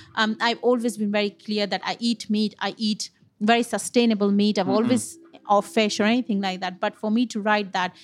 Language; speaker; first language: English; non-native, local second language; Punjabi